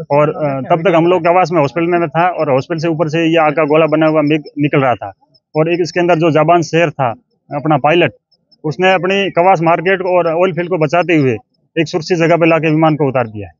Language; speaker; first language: Hindi; native; Hindi